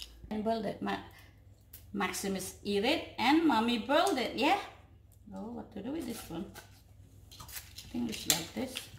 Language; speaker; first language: English; non-native, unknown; Javanese